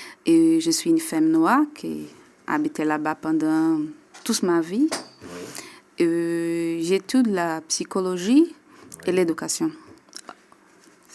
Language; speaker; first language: French; non-native, learner; Portuguese